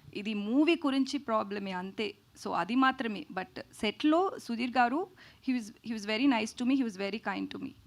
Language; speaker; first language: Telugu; non-native, learner; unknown